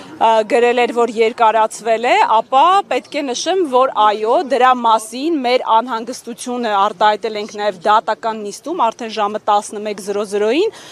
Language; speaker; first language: Armenian; native; Armenian